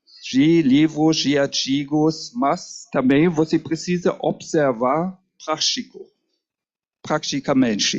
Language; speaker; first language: Portuguese; non-native, learner; German